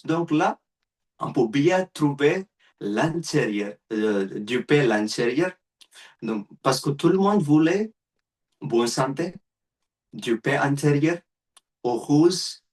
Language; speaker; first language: French; non-native, learner; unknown